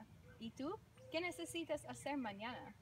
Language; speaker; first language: Spanish; non-native, learner; English